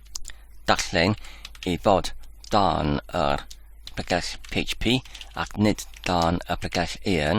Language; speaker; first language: Welsh; non-native, learner; English